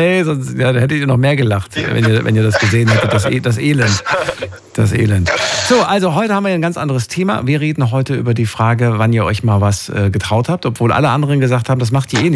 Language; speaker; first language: German; native; German